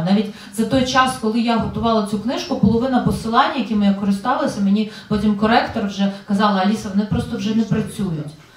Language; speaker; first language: Ukrainian; native; Ukrainian